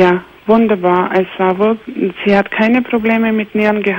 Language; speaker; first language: German; non-native, fluent; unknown